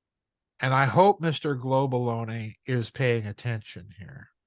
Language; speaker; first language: English; native; English